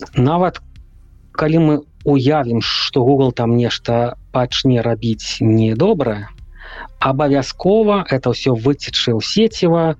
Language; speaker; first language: Belarusian; non-native, local second language; Russian